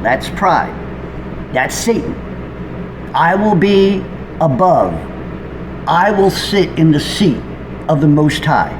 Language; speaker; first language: English; native; English